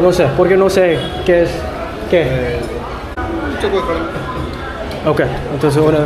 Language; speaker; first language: Spanish; non-native, learner; English